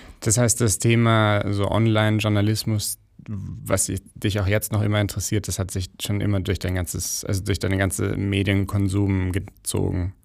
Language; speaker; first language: German; native; German